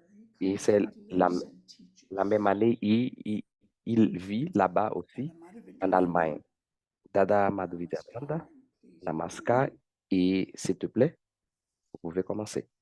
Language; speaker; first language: French; non-native, fluent; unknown